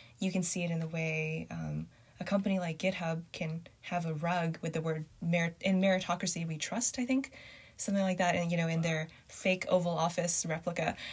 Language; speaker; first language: English; early bilingual, other home language; Chinese